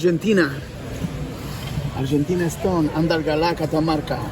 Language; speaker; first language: English; non-native, learner; Spanish